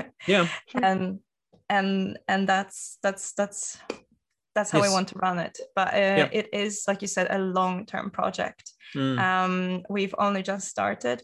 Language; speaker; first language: English; non-native, fluent; Polish